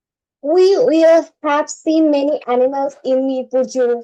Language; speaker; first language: English; non-native, learner; Bangla